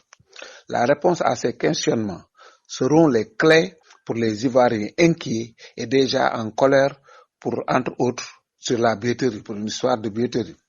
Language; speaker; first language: French; non-native, local second language; Wolof